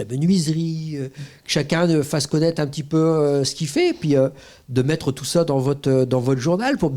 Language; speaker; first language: French; native; French